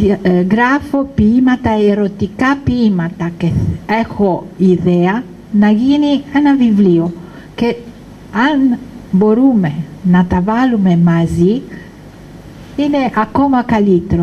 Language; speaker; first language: Greek; non-native, learner; Italian